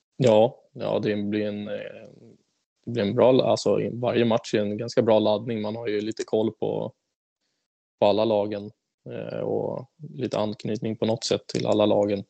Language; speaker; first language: Swedish; native; Swedish